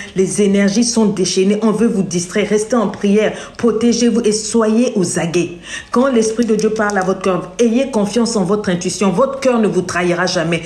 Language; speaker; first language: French; non-native, local second language; Lingala